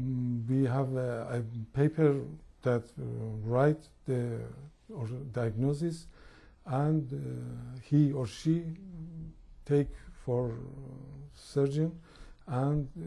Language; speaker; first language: English; non-native, learner; Persian